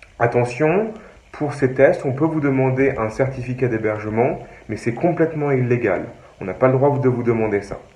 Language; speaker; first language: French; native; French